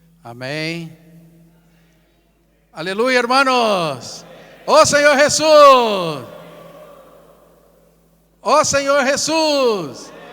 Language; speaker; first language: Spanish; non-native, fluent; Portuguese